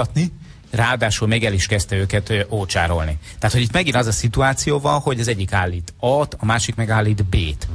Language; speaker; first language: Hungarian; native; Hungarian